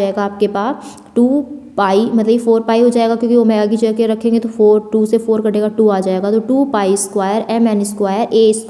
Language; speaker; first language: Hindi; native; Hindi